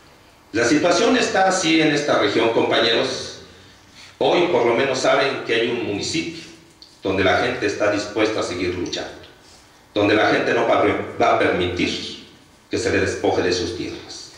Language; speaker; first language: Spanish; native; Spanish